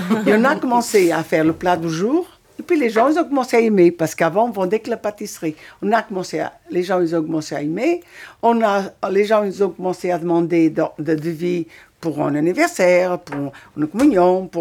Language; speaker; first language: French; non-native, fluent; Portuguese